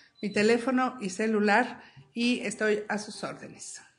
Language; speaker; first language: Spanish; native; Spanish